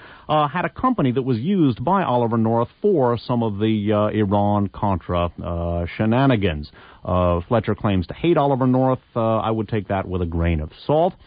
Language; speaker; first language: English; native; English